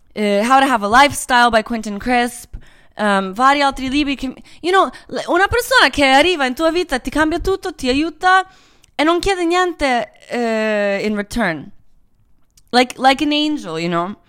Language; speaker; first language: Italian; non-native, fluent; Croatian